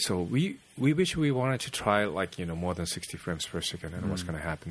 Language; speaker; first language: English; non-native, fluent; Japanese